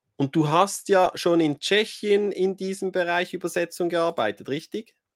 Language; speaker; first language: German; native; German